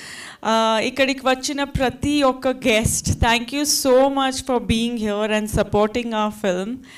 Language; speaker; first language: Telugu; non-native, fluent; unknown